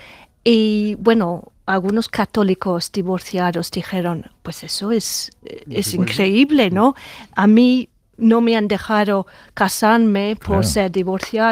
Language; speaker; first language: Spanish; non-native, fluent; English